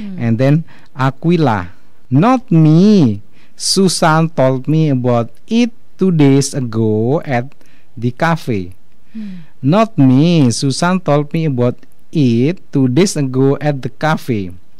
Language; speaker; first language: English; non-native, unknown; Indonesian